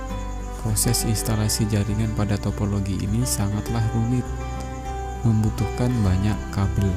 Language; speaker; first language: Indonesian; native; Indonesian